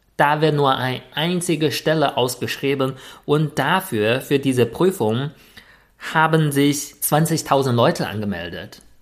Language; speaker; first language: German; non-native, fluent; Chinese